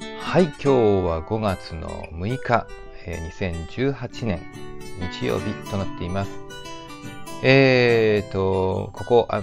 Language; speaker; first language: Japanese; native; Japanese